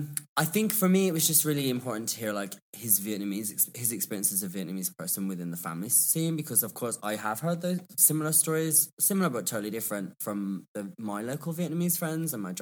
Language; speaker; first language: English; native; English